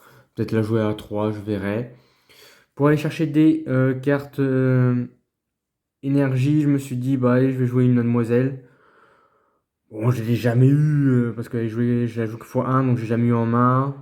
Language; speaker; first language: French; native; French